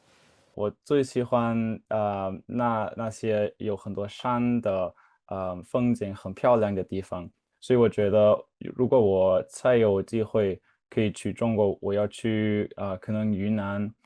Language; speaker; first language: Chinese; non-native, fluent; English